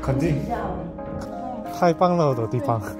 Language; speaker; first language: Chinese; non-native, learner; Korean